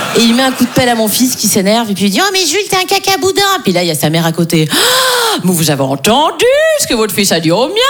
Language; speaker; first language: French; native; French